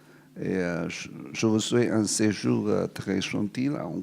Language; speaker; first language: French; non-native, fluent; Cantonese